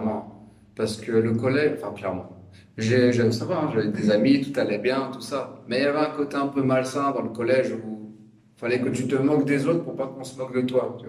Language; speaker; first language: French; native; French